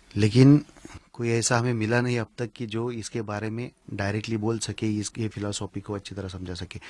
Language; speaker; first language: Hindi; non-native, local second language; Marathi